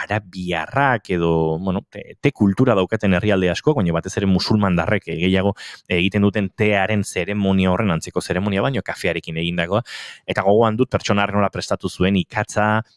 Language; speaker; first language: Basque; native; Basque